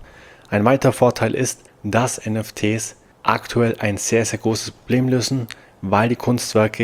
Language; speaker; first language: German; native; German